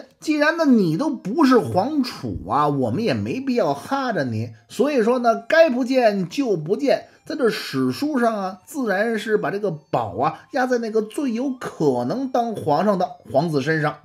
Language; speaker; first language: Chinese; native; Chinese